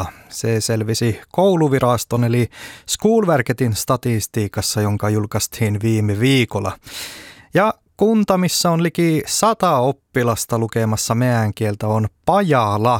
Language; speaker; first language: Finnish; native; Finnish